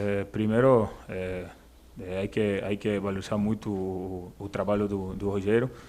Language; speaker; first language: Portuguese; non-native, fluent; Spanish